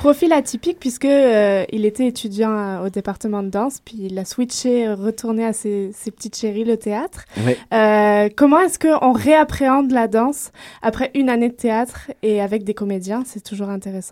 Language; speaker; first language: French; native; French